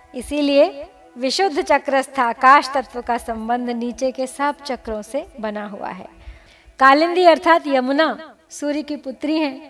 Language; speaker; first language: Hindi; native; Hindi